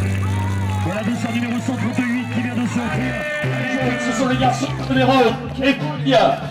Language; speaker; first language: French; native; French